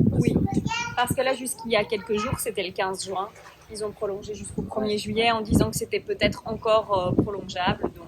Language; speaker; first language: French; native; French